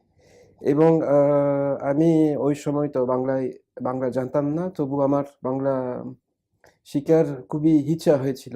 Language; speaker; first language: Bangla; non-native, fluent; French